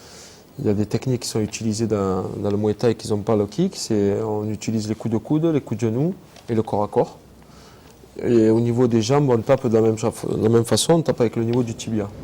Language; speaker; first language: French; native; French